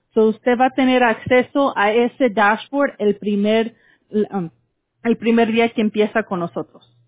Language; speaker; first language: Spanish; early bilingual, heritage; Spanish